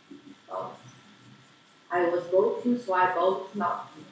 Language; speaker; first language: English; non-native, learner; Portuguese